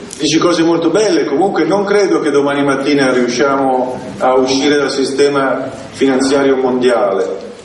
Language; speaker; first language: Italian; native; Italian